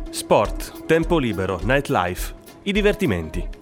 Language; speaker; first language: Italian; native; Italian